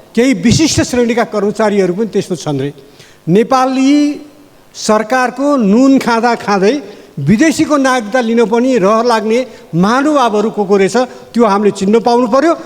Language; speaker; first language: Nepali; native; Nepali